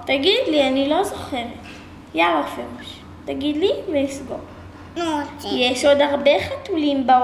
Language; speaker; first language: Hebrew; native; Hebrew